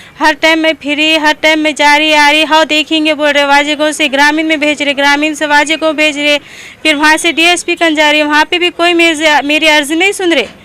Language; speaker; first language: Hindi; native; Hindi